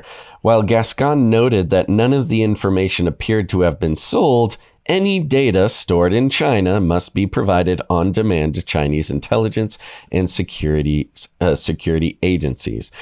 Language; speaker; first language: English; native; English